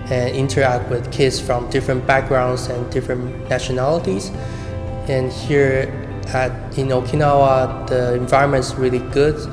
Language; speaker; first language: English; non-native, fluent; Chinese